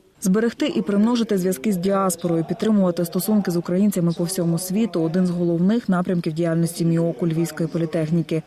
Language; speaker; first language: Ukrainian; native; Ukrainian